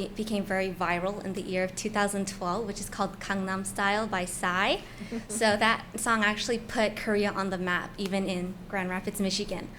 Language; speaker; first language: English; native; English